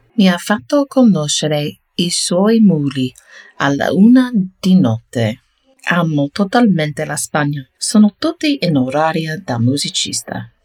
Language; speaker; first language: Italian; non-native, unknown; English